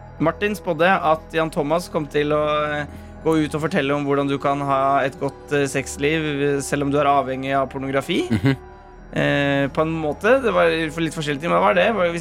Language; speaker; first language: Norwegian; native; Norwegian